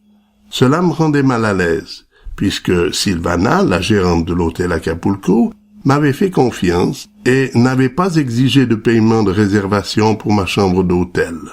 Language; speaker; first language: French; native; French